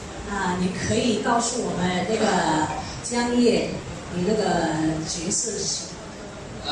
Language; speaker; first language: Chinese; early bilingual, heritage; Chinese